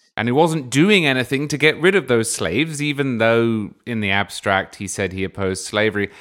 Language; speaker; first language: English; native; English